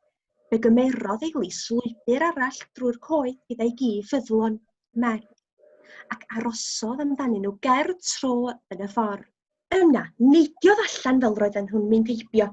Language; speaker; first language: Welsh; native; Welsh